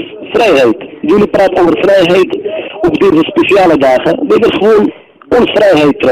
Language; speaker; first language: Dutch; non-native, learner; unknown